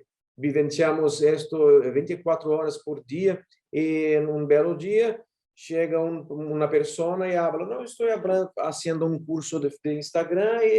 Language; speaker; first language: Spanish; non-native, learner; Portuguese